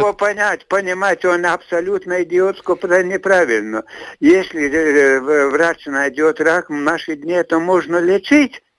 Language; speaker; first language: Russian; non-native, fluent; Latvian